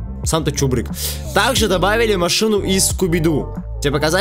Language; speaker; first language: Russian; native; Russian